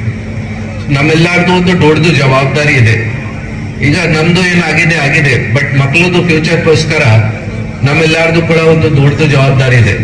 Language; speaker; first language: Kannada; non-native, local second language; Hindi